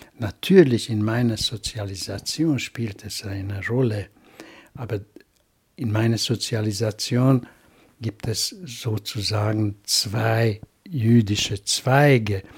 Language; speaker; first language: German; non-native, fluent; Hungarian